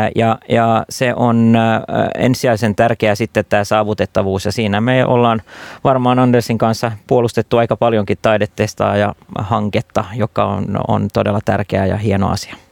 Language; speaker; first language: Finnish; non-native, local second language; Swedish